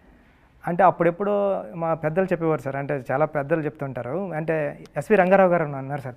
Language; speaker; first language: Telugu; native; Telugu